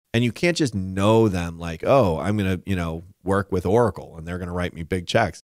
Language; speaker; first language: English; native; English